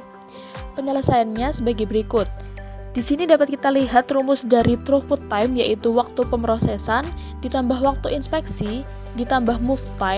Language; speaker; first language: Indonesian; native; Indonesian